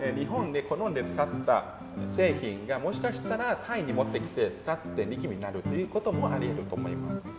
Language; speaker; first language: Japanese; non-native, fluent; Thai